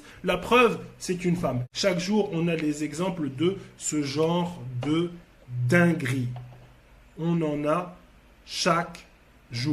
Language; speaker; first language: French; native; French